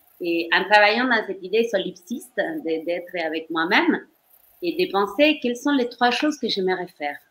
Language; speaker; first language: French; non-native, fluent; Spanish